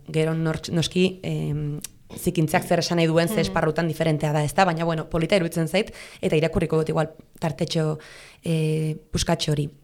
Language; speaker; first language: Basque; non-native, local second language; Spanish